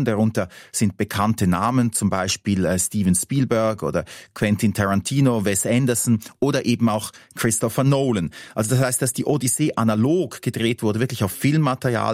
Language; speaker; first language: German; native; German